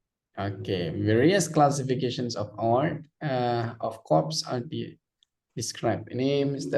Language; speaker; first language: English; non-native, fluent; Indonesian